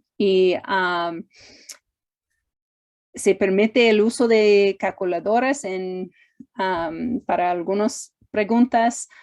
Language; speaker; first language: Spanish; non-native, fluent; English